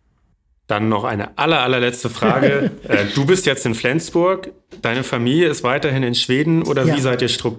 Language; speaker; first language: German; native; German